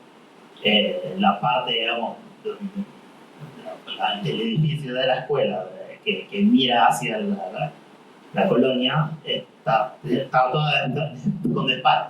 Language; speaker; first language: Spanish; non-native, fluent; Arabic